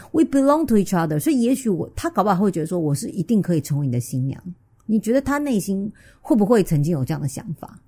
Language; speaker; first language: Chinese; native; Chinese